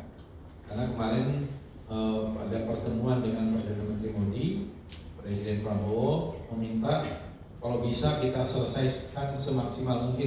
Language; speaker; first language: Indonesian; native; Indonesian